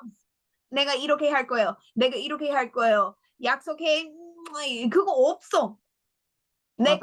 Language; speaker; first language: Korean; non-native, learner; English